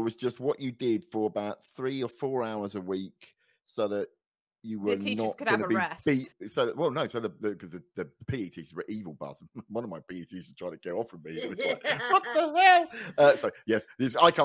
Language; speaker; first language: English; native; English